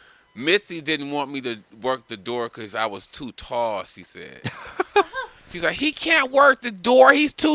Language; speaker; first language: English; native; English